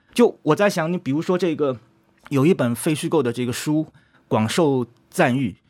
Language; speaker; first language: Chinese; native; Chinese